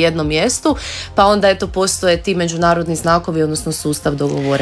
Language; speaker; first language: Croatian; native; Croatian